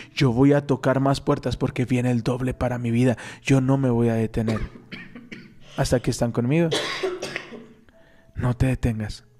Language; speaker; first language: Spanish; native; Spanish